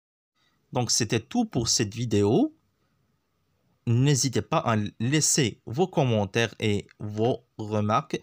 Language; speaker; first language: French; non-native, local second language; Arabic